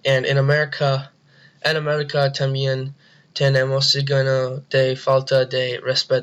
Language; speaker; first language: Spanish; non-native, learner; English